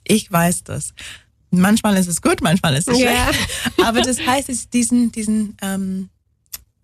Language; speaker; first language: German; non-native, fluent; English